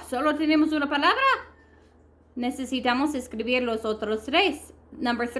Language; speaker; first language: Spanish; non-native, learner; English